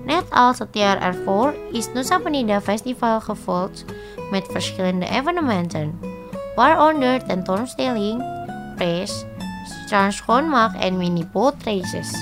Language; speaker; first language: Dutch; non-native, fluent; Indonesian